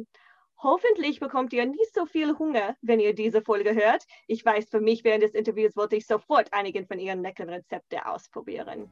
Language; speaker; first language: German; non-native, fluent; English